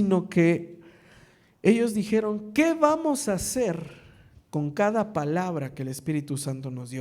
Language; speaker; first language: Spanish; native; Spanish